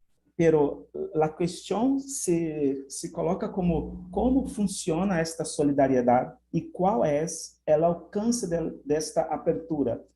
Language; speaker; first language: Spanish; non-native, fluent; Portuguese